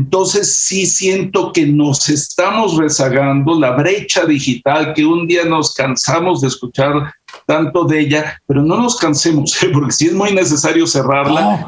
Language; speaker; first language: Spanish; native; Spanish